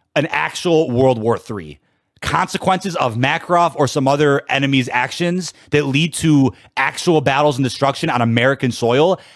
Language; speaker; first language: English; native; English